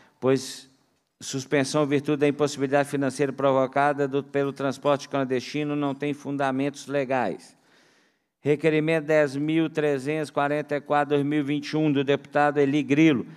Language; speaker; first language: Portuguese; native; Portuguese